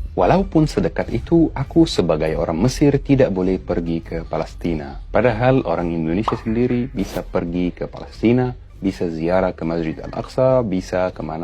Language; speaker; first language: Indonesian; non-native, fluent; Arabic